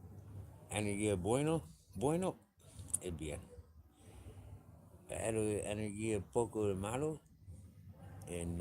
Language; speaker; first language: Spanish; non-native, learner; English